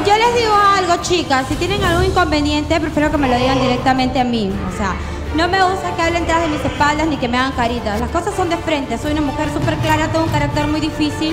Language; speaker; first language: Spanish; native; Spanish